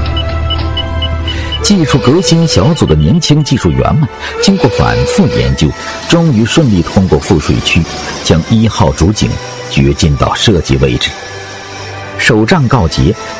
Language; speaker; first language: Chinese; native; Chinese